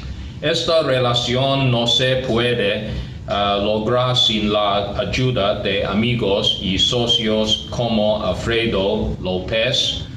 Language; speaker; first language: Spanish; non-native, learner; Cantonese